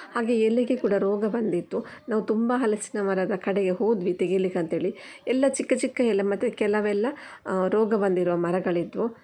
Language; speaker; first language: Kannada; non-native, local second language; Tulu